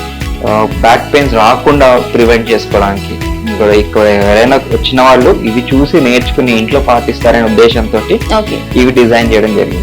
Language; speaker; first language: Telugu; native; Telugu